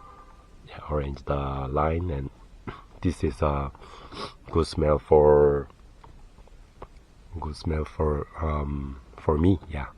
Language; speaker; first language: English; non-native, learner; Korean